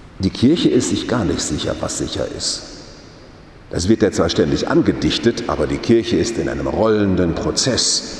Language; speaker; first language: German; native; German